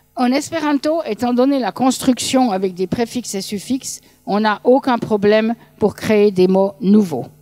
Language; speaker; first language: French; native; French